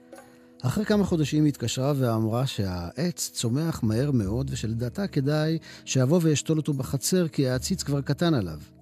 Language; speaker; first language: Hebrew; native; Hebrew